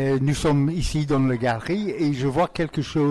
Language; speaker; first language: French; non-native, learner; English